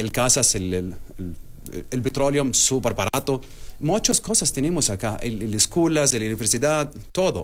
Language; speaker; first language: Spanish; non-native, learner; Arabic